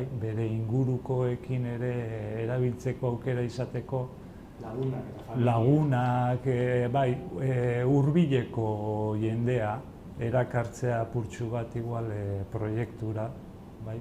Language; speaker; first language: Basque; native; Basque